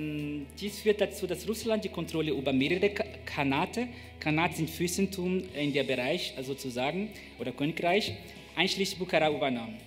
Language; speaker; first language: German; non-native, fluent; Portuguese